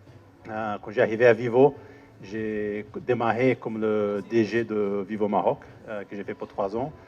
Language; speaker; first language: French; non-native, fluent; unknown